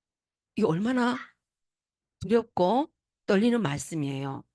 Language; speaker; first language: Korean; native; Korean